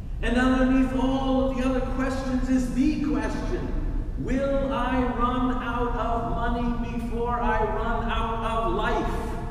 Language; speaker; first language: English; native; English